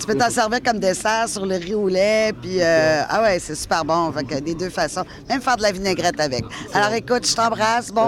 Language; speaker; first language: French; native; French